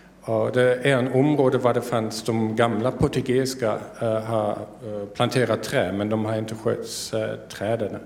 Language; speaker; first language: Swedish; non-native, fluent; German